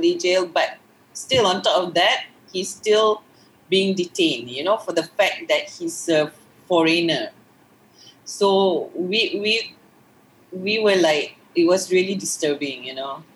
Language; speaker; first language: English; non-native, local second language; Malay